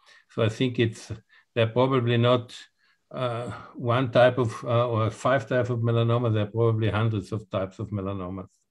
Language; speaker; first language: English; non-native, fluent; German